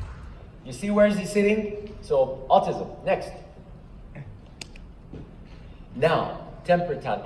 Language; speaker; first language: English; non-native, fluent; Arabic